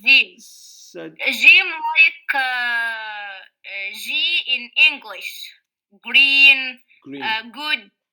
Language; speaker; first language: English; non-native, learner; Arabic